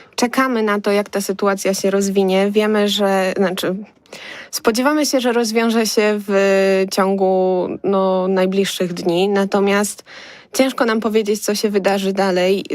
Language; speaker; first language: Polish; native; Polish